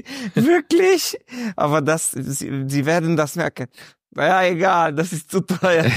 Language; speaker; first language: German; non-native, learner; Romanian